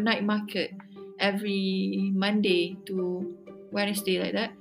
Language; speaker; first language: English; non-native, local second language; Malay